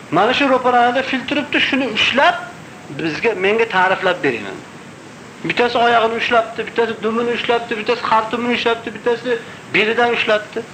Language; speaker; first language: Uzbek; native; Uzbek